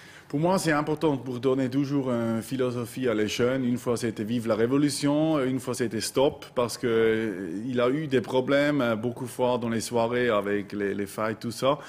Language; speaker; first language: French; non-native, local second language; German